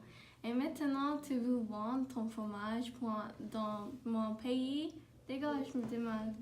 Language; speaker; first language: French; non-native, learner; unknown